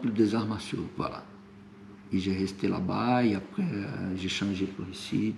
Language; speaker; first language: French; non-native, fluent; Portuguese